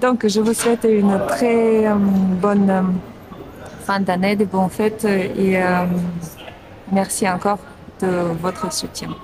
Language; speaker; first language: French; non-native, fluent; Russian